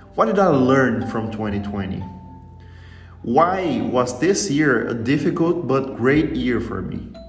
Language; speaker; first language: English; non-native, fluent; Portuguese